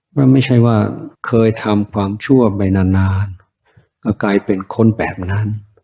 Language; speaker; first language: Thai; non-native, fluent; English